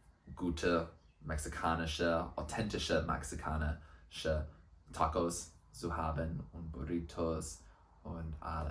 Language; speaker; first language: German; non-native, learner; English